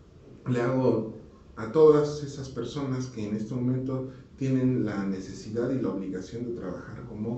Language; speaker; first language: Spanish; native; Spanish